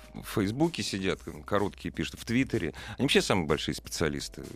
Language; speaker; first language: Russian; native; Russian